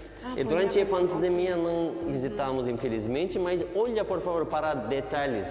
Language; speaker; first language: Portuguese; non-native, learner; Turkish